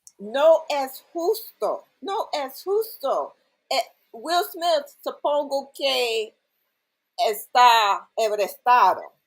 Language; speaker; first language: Spanish; non-native, learner; English